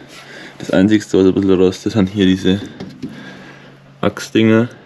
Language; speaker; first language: German; native; German